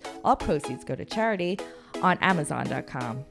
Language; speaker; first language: English; native; English